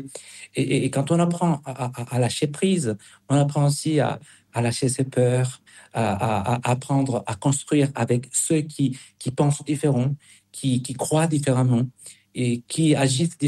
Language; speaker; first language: French; non-native, fluent; Spanish